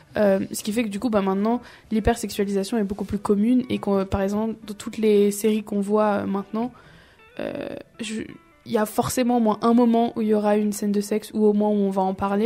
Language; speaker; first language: French; native; French